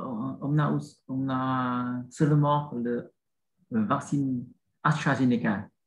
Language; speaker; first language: French; non-native, learner; Vietnamese